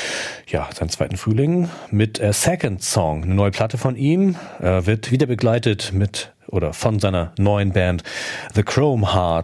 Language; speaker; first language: German; native; German